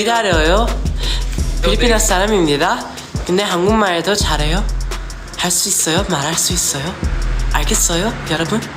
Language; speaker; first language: Korean; non-native, learner; Filipino